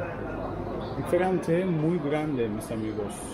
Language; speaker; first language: Spanish; non-native, learner; Turkish